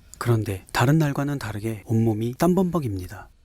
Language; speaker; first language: Korean; native; Korean